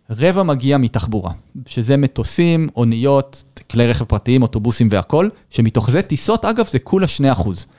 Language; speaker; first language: Hebrew; native; Hebrew